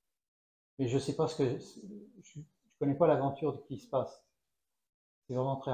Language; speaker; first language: French; native; French